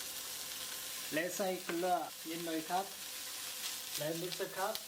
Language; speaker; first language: Thai; non-native, learner; Korean